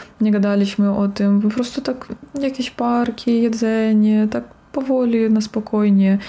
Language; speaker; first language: Polish; non-native, fluent; Russian